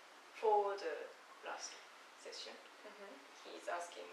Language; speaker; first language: English; non-native, learner; Japanese